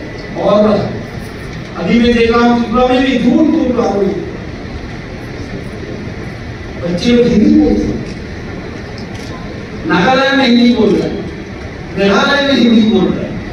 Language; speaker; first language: Hindi; non-native, local second language; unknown